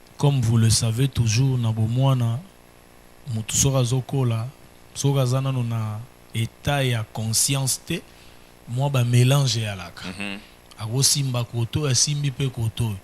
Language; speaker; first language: Lingala; native; Lingala